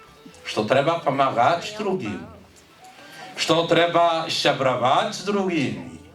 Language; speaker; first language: Polish; non-native, learner; Belarusian